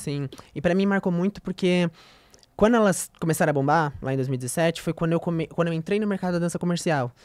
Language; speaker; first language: Portuguese; native; Portuguese